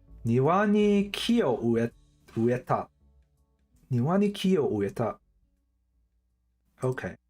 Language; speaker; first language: Japanese; non-native, learner; English